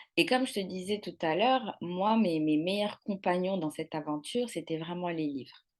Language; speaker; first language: French; non-native, local second language; Arabic